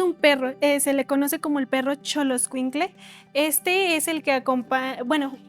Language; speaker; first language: Spanish; native; Spanish